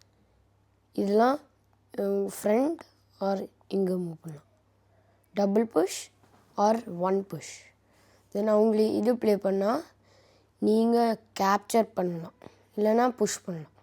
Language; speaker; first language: Tamil; early bilingual, heritage; Tamil